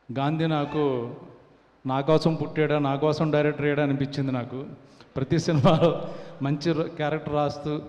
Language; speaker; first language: Telugu; native; Telugu